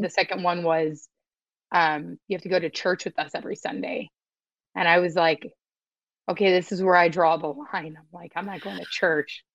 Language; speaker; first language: English; early bilingual, other home language; Spanish